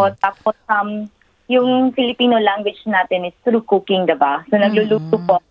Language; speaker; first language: Filipino; non-native, local second language; Cebuano